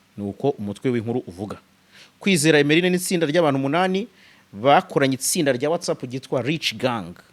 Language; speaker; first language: Kinyarwanda; native; Kinyarwanda